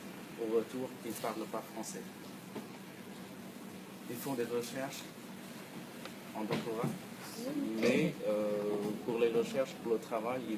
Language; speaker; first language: French; non-native, fluent; Vietnamese